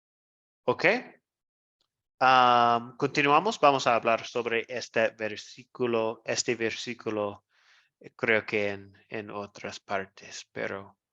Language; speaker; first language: Spanish; non-native, fluent; English